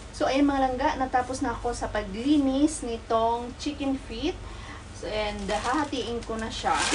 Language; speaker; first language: Filipino; non-native, local second language; Hiligaynon